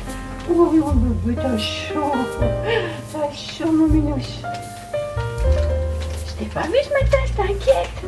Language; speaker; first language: French; native; French